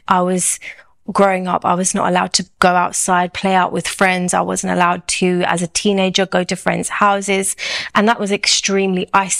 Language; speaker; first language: English; native; English